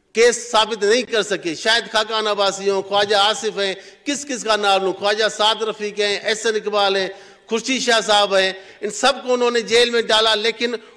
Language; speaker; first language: Urdu; non-native, local second language; Sindhi